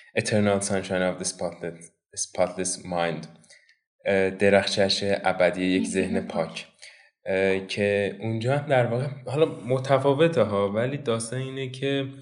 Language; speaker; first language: Persian; non-native, local second language; Azerbaijani